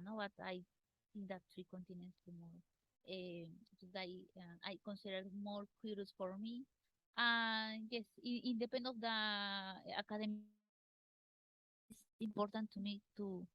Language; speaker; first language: English; non-native, learner; Spanish